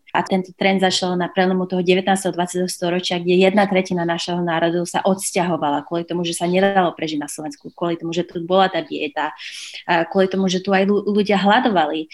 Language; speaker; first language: Slovak; early bilingual, heritage; Slovak